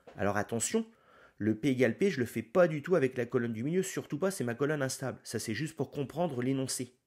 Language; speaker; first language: French; native; French